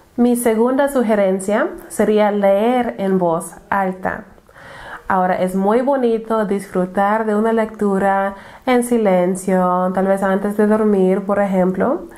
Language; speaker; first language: Spanish; non-native, fluent; English